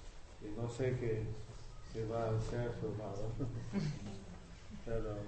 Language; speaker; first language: Spanish; non-native, learner; English